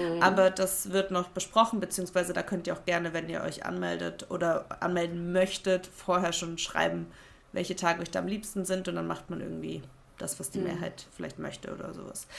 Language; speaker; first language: German; native; German